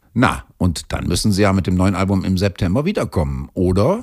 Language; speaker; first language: German; native; German